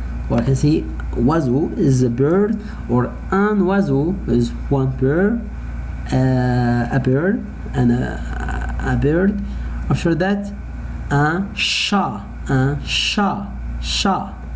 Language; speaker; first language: English; non-native, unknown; Arabic